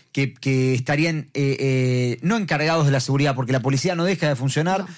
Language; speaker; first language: Spanish; native; Spanish